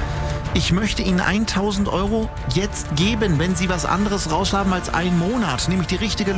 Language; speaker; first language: German; native; German